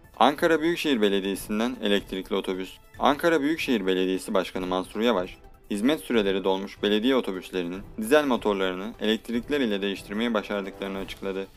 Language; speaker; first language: Turkish; native; Turkish